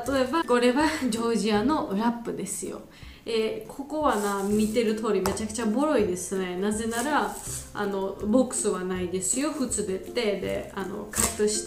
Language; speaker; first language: Japanese; non-native, learner; Georgian